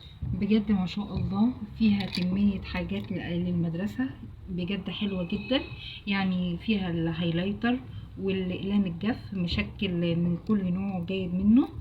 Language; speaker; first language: Arabic; native; Arabic